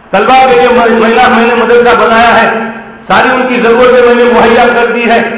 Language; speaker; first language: Urdu; non-native, local second language; Gujarati